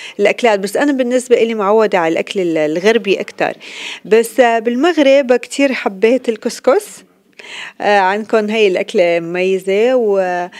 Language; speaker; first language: Arabic; native; Arabic